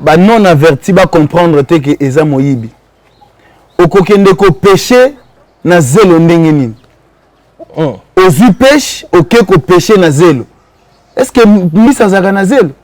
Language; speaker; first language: Lingala; non-native, local second language; Kongo